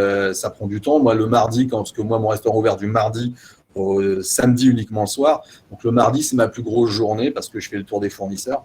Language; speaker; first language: French; native; French